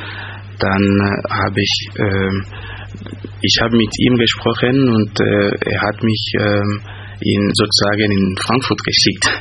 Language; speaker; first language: German; non-native, fluent; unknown